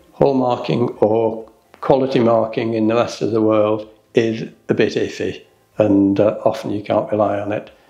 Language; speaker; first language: English; native; English